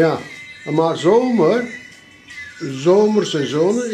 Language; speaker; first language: Dutch; non-native, learner; Turkish